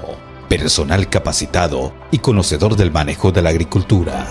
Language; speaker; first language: Spanish; native; Spanish